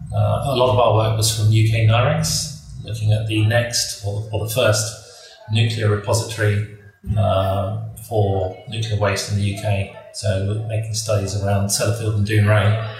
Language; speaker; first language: English; native; English